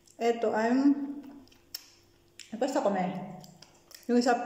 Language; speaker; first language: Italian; non-native, learner; Filipino